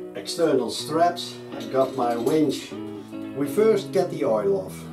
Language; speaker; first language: English; non-native, fluent; Dutch